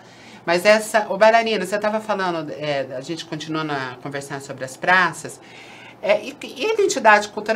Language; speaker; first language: Portuguese; native; Portuguese